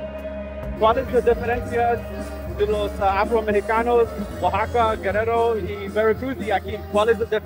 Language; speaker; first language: Spanish; non-native, learner; English